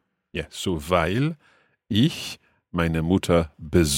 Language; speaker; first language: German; non-native, fluent; English